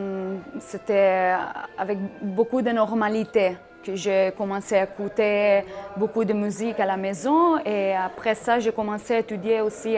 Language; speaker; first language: French; non-native, fluent; Catalan